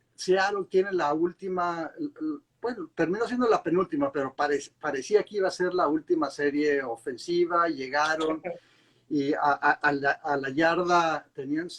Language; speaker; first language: Spanish; native; Spanish